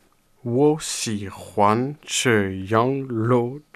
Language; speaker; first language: Chinese; non-native, fluent; French